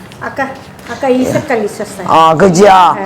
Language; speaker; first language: Korean; non-native, fluent; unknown